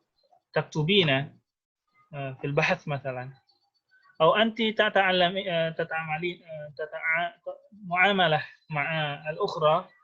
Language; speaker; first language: Arabic; non-native, fluent; Indonesian